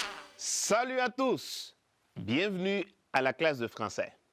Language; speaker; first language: French; non-native, fluent; Spanish